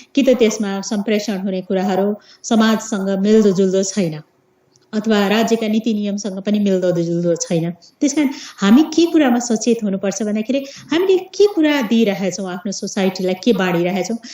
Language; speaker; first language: Nepali; non-native, local second language; Awadhi